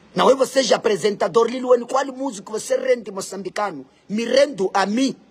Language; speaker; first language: Portuguese; non-native, local second language; Makhuwa